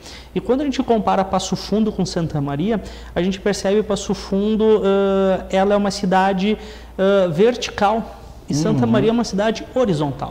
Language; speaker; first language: Portuguese; native; Portuguese